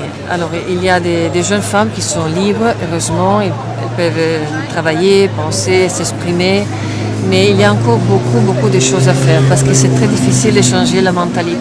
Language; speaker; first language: French; non-native, fluent; Italian